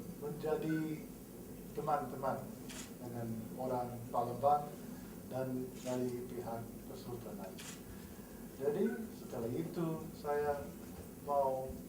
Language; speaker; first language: Indonesian; non-native, fluent; English